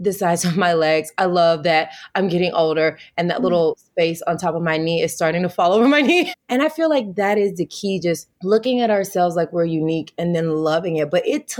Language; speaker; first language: English; native; English